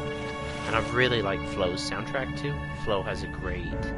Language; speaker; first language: English; native; English